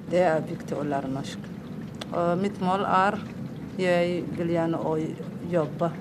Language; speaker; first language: Norwegian; non-native, learner; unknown